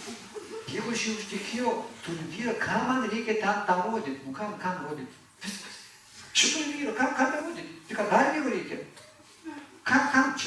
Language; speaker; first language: Lithuanian; native; Lithuanian